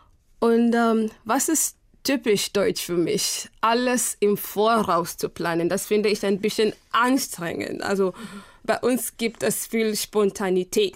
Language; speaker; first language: German; non-native, fluent; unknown